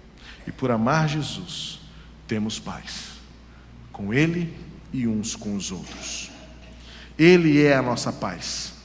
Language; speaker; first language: Portuguese; native; Portuguese